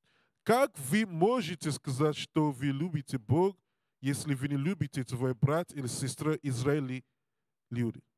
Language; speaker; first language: Russian; non-native, learner; Portuguese